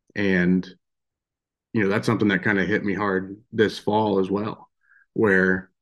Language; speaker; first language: English; native; English